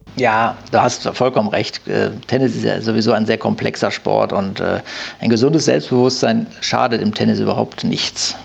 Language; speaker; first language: German; native; German